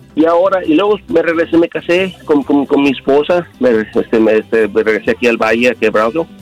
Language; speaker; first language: Spanish; native; Spanish